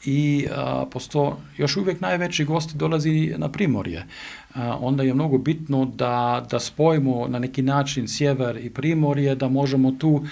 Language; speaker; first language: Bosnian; non-native, learner; German